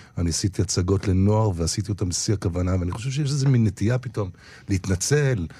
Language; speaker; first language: Hebrew; native; Hebrew